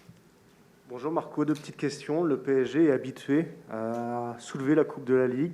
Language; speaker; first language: French; native; French